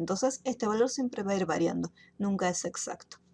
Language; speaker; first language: Spanish; native; Spanish